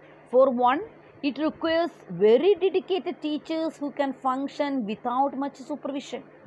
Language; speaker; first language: English; non-native, local second language; Malayalam